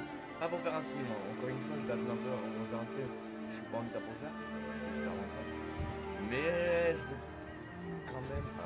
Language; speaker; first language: French; native; French